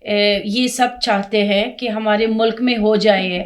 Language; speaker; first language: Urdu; non-native, fluent; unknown